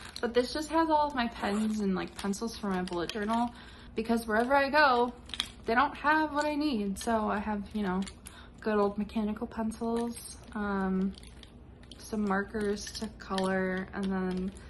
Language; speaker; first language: English; native; English